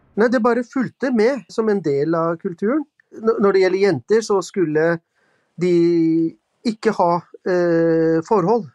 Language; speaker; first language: Norwegian; early bilingual, other home language; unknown